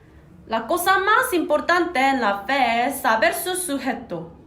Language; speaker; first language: Spanish; non-native, fluent; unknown